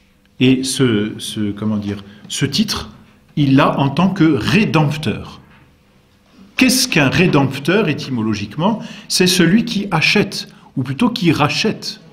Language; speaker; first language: French; native; French